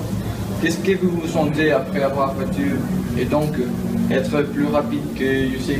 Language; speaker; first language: French; non-native, learner; Spanish